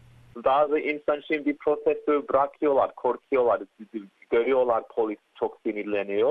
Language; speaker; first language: Turkish; early bilingual, heritage; Turkish